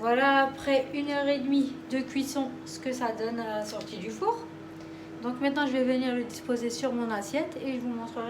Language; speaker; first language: French; native; French